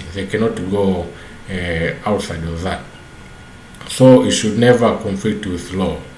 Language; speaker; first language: English; non-native, local second language; Swahili